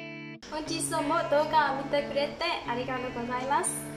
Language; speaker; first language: Japanese; non-native, learner; Burmese